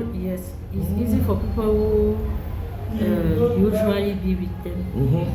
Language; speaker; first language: English; non-native, learner; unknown